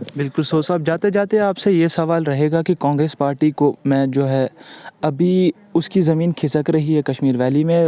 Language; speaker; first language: Urdu; non-native, local second language; Kashmiri